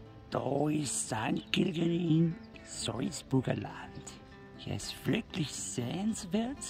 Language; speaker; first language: German; non-native, learner; Persian